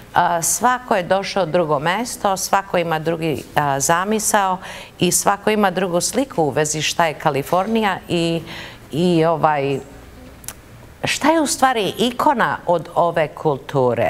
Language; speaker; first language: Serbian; early bilingual, heritage; Serbian